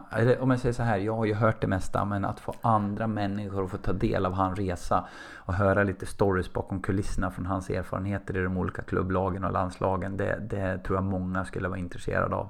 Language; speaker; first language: Swedish; native; Swedish